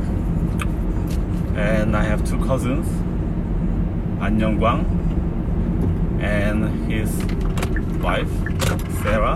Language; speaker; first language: English; non-native, fluent; Korean